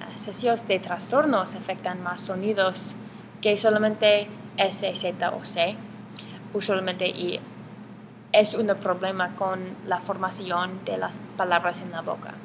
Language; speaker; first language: Spanish; non-native, learner; English